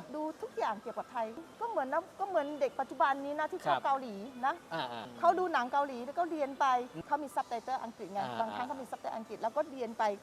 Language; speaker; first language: Thai; non-native, fluent; Malay